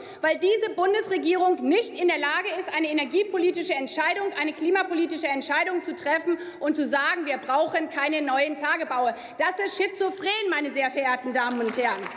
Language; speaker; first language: German; native; German